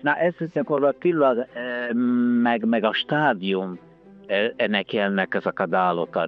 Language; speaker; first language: Hungarian; non-native, fluent; Italian